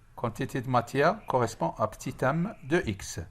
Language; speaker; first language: French; non-native, local second language; Arabic